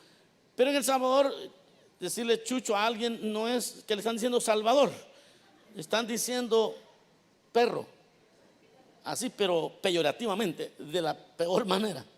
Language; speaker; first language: Spanish; native; Spanish